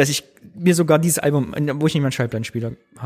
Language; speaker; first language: German; native; German